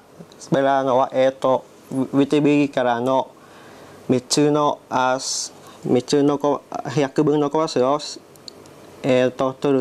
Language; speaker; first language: Japanese; non-native, learner; Vietnamese